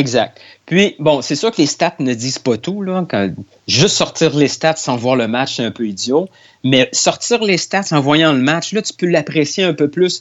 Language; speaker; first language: French; native; French